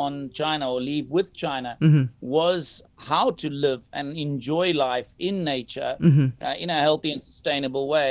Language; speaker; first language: English; native; English